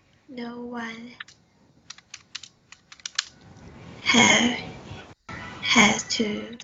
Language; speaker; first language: English; non-native, learner; Chinese